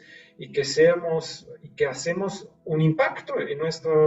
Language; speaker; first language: Spanish; non-native, fluent; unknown